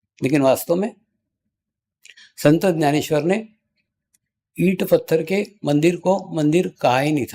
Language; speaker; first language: Hindi; native; Hindi